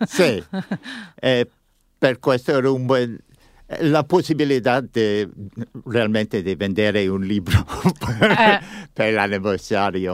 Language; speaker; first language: Italian; non-native, learner; English